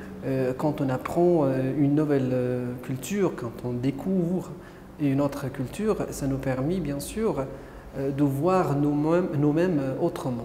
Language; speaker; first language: French; non-native, fluent; Arabic